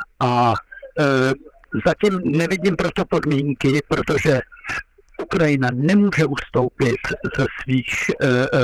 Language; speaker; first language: Czech; non-native, fluent; French